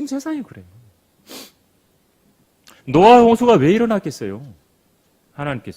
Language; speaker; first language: Korean; native; Korean